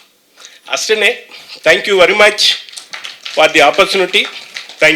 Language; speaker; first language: Kannada; non-native, learner; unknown